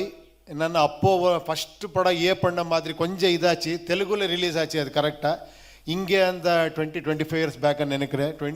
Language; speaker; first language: Tamil; non-native, learner; Kannada